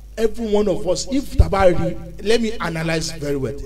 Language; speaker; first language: English; non-native, local second language; Yoruba